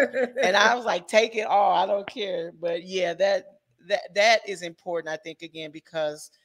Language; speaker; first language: English; native; English